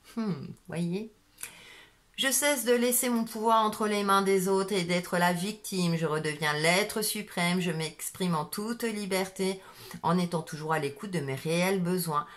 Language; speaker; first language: French; native; French